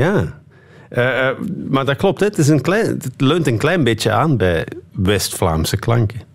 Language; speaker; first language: Dutch; native; Dutch